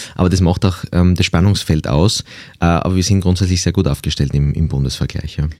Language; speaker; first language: German; native; German